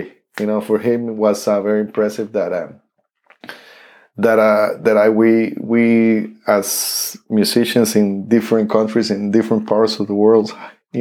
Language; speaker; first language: English; non-native, fluent; Spanish